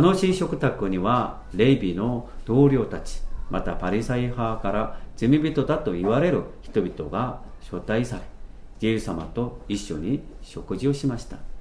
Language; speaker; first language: Japanese; non-native, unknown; Korean